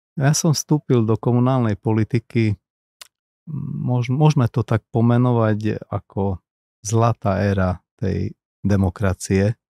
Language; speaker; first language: Slovak; non-native, local second language; Hungarian